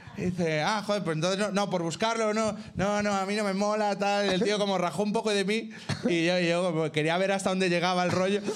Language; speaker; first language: Spanish; native; Spanish